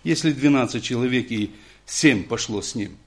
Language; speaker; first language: Polish; non-native, learner; Ukrainian